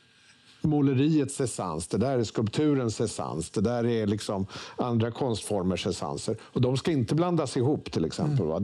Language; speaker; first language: Swedish; native; Swedish